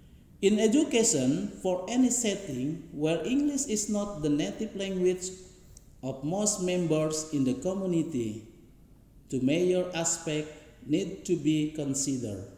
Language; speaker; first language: English; non-native, learner; Indonesian